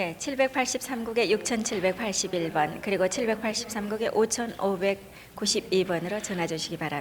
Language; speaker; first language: Korean; native; Korean